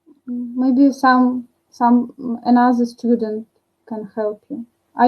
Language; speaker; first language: English; non-native, learner; Russian